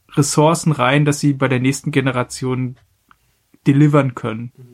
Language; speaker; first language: German; native; German